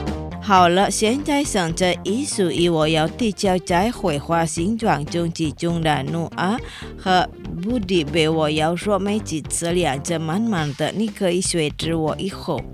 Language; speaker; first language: Chinese; non-native, learner; Indonesian